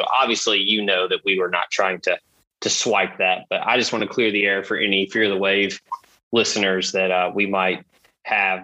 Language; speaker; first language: English; native; English